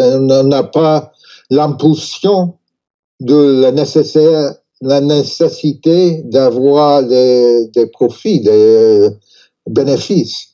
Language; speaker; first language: French; non-native, learner; English